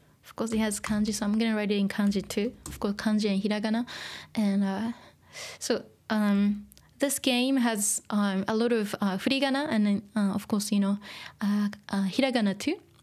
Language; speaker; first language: English; non-native, fluent; Japanese